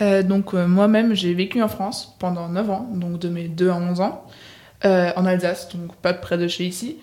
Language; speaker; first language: French; native; French